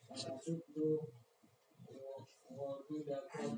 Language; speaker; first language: Arabic; non-native, learner; Indonesian